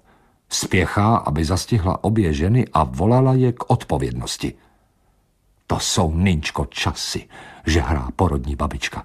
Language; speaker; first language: Czech; native; Czech